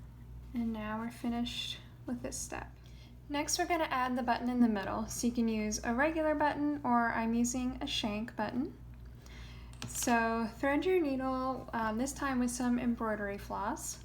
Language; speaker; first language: English; native; English